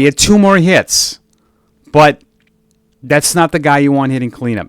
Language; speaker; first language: English; native; English